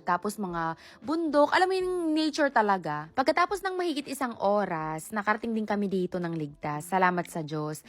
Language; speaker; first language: Filipino; native; Filipino